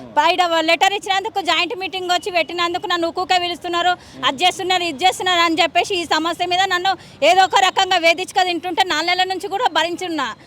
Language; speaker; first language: Telugu; native; Telugu